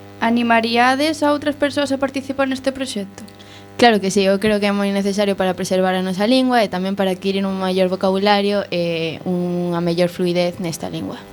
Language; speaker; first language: Galician; non-native, local second language; Spanish